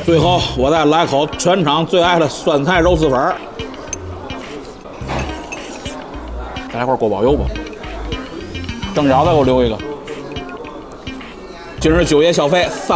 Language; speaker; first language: Chinese; native; Chinese